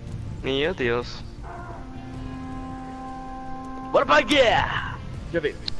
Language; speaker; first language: Portuguese; native; Portuguese